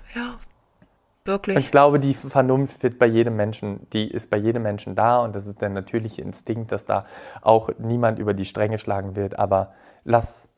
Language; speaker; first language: German; native; German